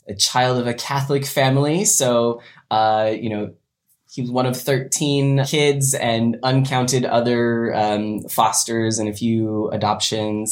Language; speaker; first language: English; native; English